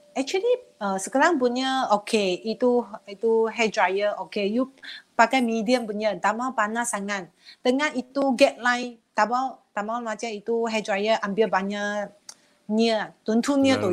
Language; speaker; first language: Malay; non-native, local second language; Chinese